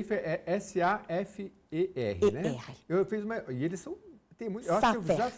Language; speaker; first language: Portuguese; native; Portuguese